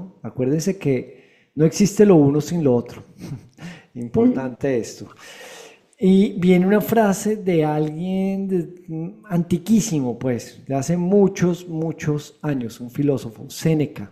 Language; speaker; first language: Spanish; native; Spanish